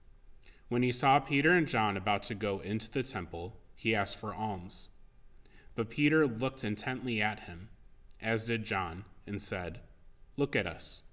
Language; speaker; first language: English; native; English